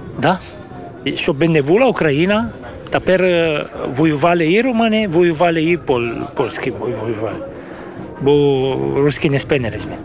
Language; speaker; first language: Ukrainian; early bilingual, heritage; Ukrainian